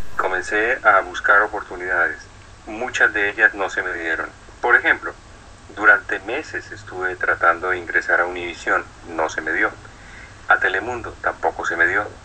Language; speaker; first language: Spanish; native; Spanish